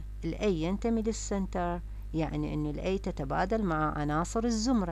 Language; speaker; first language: Arabic; native; Arabic